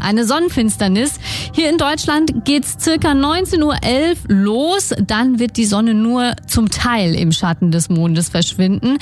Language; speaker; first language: German; native; German